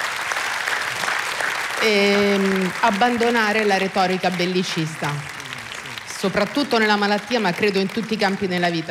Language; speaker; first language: Italian; native; Italian